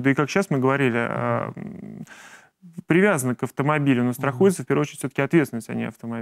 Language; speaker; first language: Russian; native; Russian